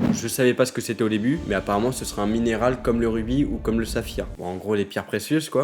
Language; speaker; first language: French; native; French